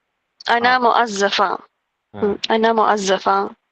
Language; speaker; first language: Arabic; non-native, learner; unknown